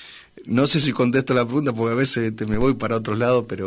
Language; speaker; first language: Spanish; native; Spanish